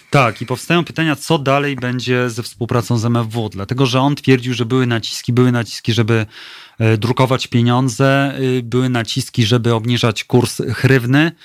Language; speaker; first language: Polish; native; Polish